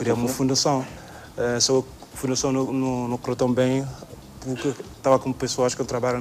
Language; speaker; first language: Portuguese; non-native, learner; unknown